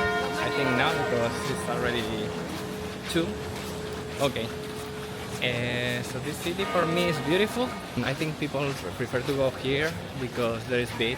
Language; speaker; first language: English; non-native, fluent; Spanish